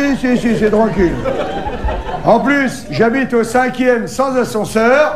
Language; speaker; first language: French; native; French